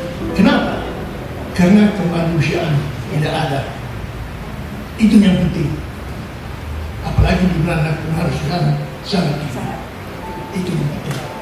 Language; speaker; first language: Indonesian; non-native, learner; Dutch